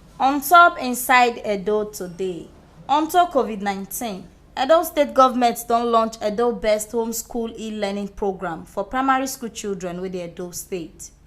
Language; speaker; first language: Nigerian Pidgin; native; Nigerian Pidgin